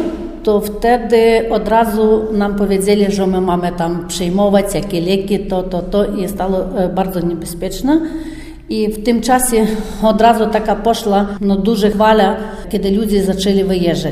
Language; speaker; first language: Polish; non-native, learner; Ukrainian